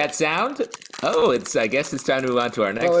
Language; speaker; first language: English; native; English